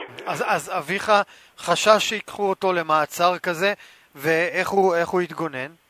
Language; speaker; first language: Hebrew; native; Hebrew